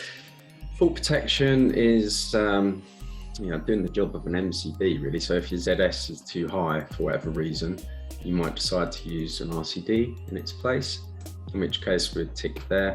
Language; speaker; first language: English; native; English